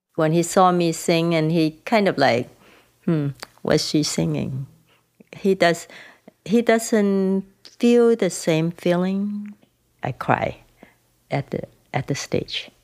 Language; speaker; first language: English; non-native, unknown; Vietnamese